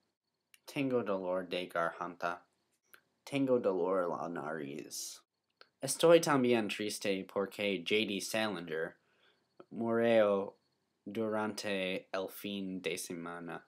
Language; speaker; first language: Spanish; non-native, learner; English